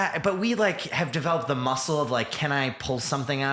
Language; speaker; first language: English; native; English